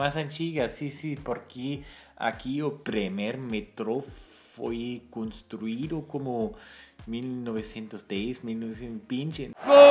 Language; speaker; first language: Portuguese; non-native, fluent; German